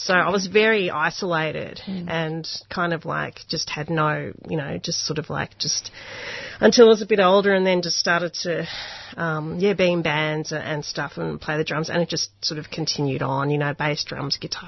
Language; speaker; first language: English; non-native, local second language; Hungarian